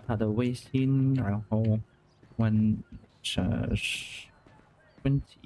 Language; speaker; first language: Chinese; non-native, learner; Russian